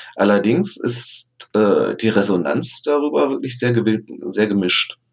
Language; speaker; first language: German; native; German